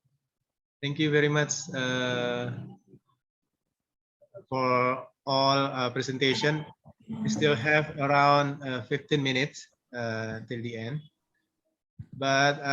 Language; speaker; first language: English; non-native, fluent; Indonesian